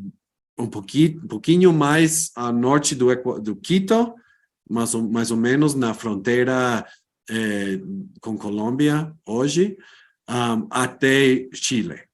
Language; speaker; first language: Portuguese; non-native, fluent; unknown